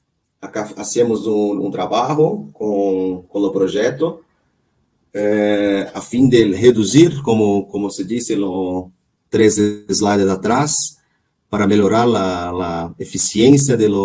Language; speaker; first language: Spanish; non-native, learner; Portuguese